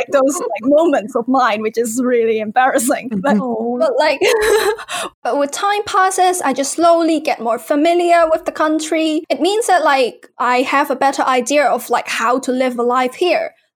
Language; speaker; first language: English; non-native, local second language; Cantonese